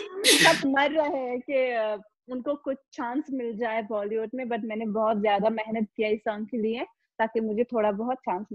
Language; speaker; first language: Hindi; non-native, fluent; Pashto